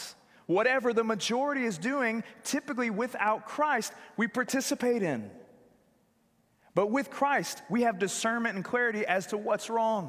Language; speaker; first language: English; native; English